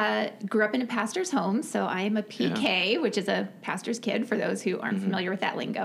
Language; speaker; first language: English; native; English